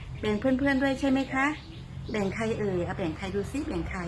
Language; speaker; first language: Thai; native; Thai